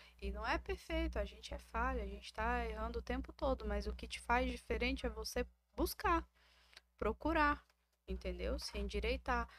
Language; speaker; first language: Portuguese; native; Portuguese